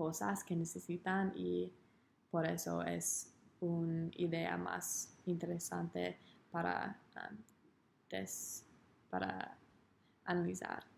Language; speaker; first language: Spanish; non-native, learner; English